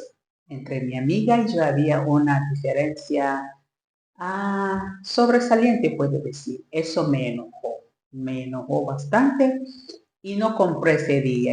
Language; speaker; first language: Spanish; non-native, learner; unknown